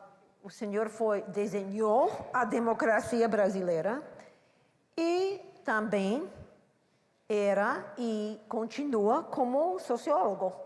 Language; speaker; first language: Portuguese; non-native, learner; English